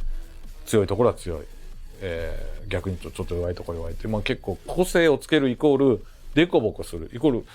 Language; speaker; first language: Japanese; native; Japanese